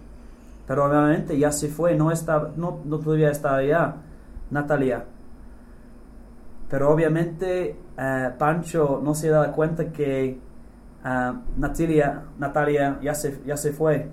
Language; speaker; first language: Spanish; non-native, fluent; English